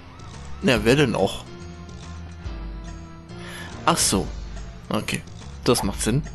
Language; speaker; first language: German; native; German